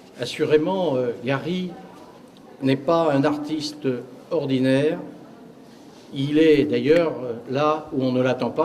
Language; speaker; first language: French; native; French